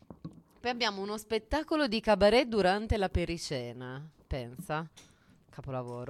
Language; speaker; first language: Italian; native; Italian